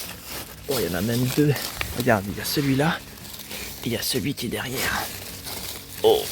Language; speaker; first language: French; native; French